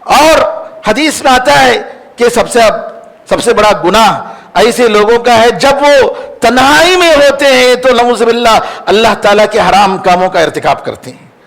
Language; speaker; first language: Urdu; native; Urdu